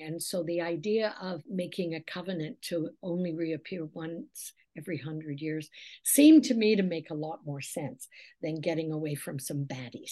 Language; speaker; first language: English; native; English